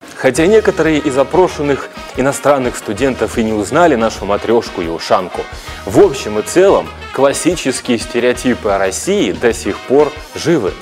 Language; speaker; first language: Russian; native; Russian